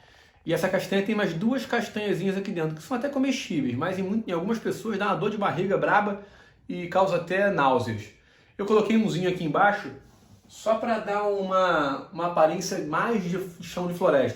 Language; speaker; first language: Portuguese; native; Portuguese